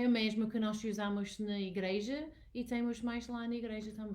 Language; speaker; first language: Portuguese; non-native, learner; English